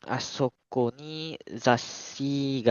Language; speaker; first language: Japanese; non-native, learner; Malay